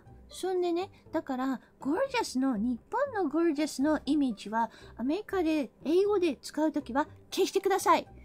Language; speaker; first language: Japanese; non-native, fluent; English